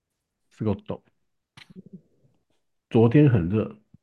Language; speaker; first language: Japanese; non-native, fluent; Chinese